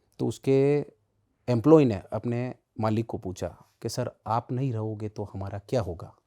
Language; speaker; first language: Hindi; native; Hindi